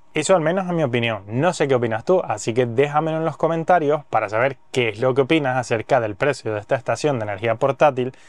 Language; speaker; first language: Spanish; native; Spanish